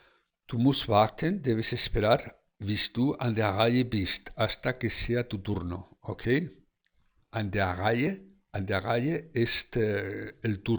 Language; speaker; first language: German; non-native, fluent; Spanish